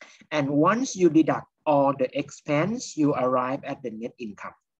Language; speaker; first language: English; non-native, fluent; Thai